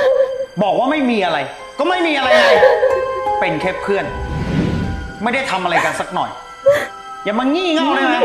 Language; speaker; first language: Thai; native; Thai